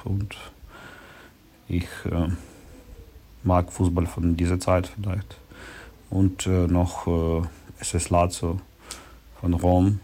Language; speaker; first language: German; non-native, learner; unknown